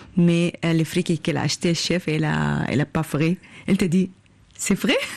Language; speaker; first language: French; non-native, local second language; Arabic